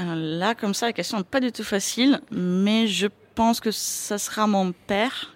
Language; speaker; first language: French; non-native, fluent; Lithuanian